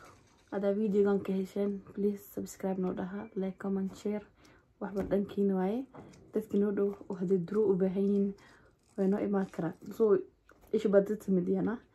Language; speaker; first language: German; non-native, learner; Somali